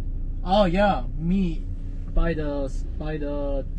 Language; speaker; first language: English; non-native, learner; Korean